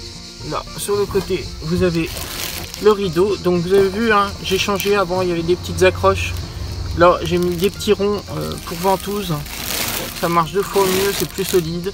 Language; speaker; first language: French; native; French